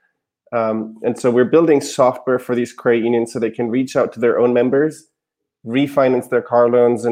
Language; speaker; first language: English; non-native, fluent; German